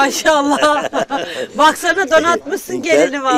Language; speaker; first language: Turkish; native; Turkish